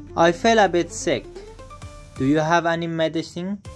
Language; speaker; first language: English; non-native, fluent; Persian